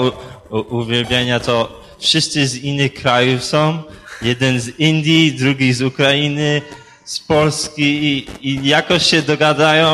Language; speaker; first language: Polish; early bilingual, heritage; Polish